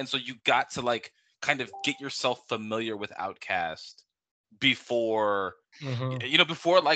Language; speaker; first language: English; native; English